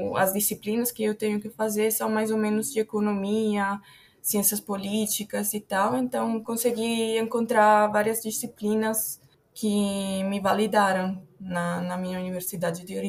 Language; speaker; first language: Portuguese; non-native, fluent; Italian